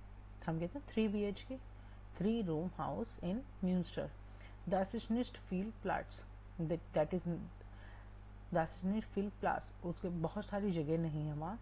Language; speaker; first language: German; non-native, fluent; Hindi